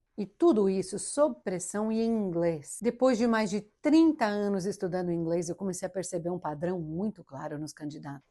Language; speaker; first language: Portuguese; early bilingual, heritage; Portuguese